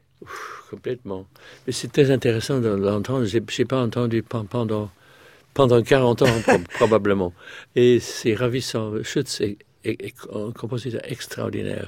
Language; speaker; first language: French; non-native, fluent; English